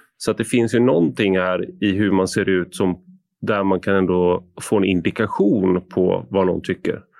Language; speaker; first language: Swedish; native; Swedish